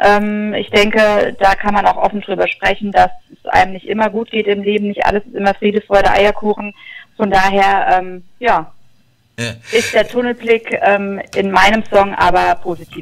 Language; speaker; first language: German; native; German